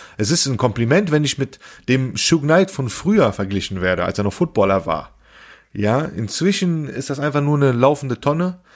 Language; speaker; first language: German; early bilingual, other home language; Turkish